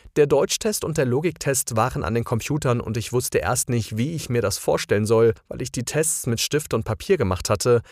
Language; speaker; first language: German; native; German